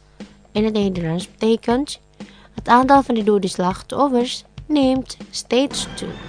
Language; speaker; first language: Dutch; non-native, learner; Indonesian